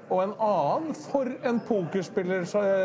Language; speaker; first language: Norwegian; native; Norwegian